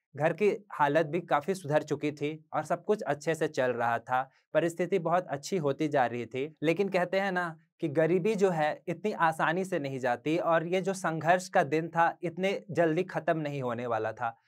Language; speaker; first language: Hindi; native; Hindi